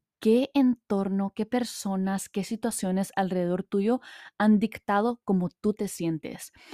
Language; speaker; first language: Spanish; early bilingual, heritage; Spanish